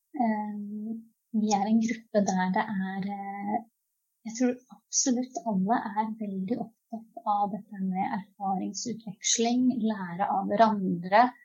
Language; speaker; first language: Norwegian; early bilingual, other home language; Czech